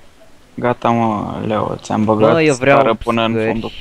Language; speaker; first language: Romanian; native; Romanian